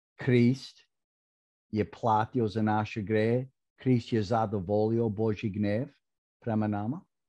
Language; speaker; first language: Croatian; early bilingual, heritage; Croatian